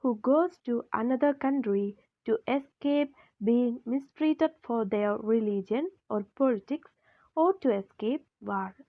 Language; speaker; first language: English; non-native, local second language; Malayalam